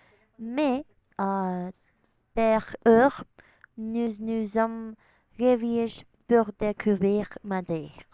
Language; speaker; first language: French; non-native, learner; Spanish